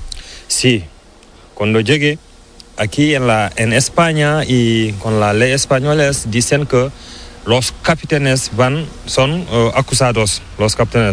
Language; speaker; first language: Spanish; non-native, learner; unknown